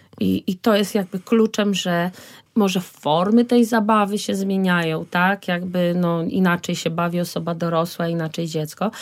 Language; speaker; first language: Polish; native; Polish